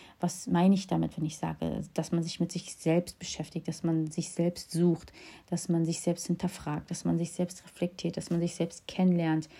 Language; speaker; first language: German; early bilingual, other home language; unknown